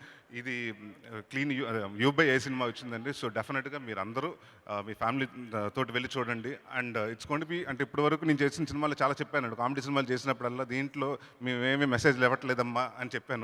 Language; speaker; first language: Telugu; native; Telugu